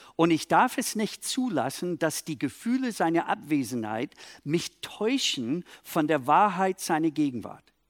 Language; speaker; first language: German; non-native, fluent; English